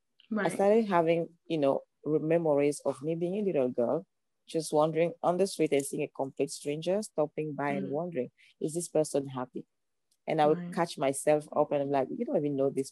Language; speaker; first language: English; non-native, local second language; French